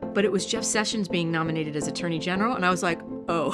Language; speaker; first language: English; native; English